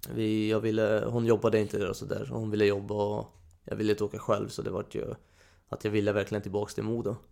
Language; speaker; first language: Swedish; non-native, fluent; Hungarian